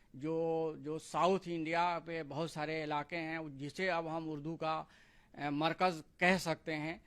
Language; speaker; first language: Urdu; native; Urdu